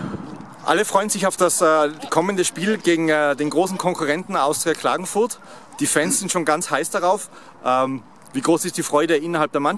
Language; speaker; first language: German; native; German